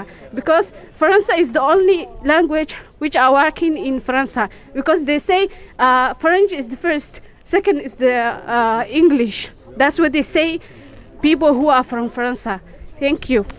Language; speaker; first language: English; non-native, fluent; Somali